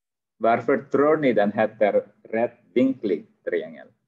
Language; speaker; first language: Swedish; non-native, fluent; Arabic